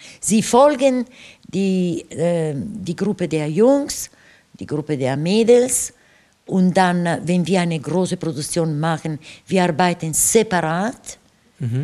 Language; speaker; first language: German; non-native, fluent; Italian